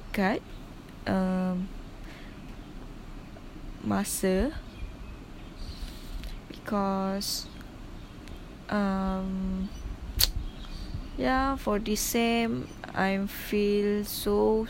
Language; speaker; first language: English; non-native, local second language; Malay